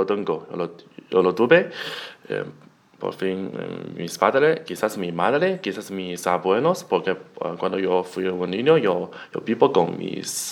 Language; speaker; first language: Spanish; non-native, learner; Chinese